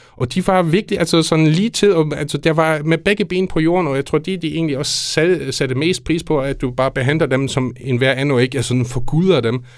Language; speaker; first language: Danish; non-native, fluent; German